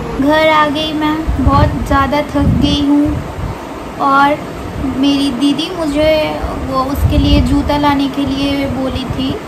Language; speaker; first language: Hindi; non-native, local second language; Bangla